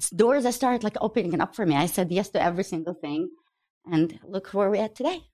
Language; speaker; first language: English; non-native, fluent; Ukrainian